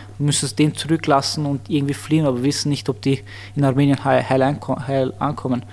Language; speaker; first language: German; early bilingual, other home language; Armenian